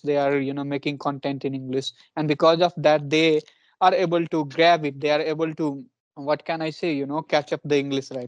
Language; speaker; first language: English; non-native, local second language; Punjabi